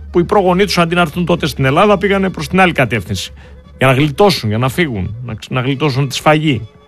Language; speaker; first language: Greek; native; Greek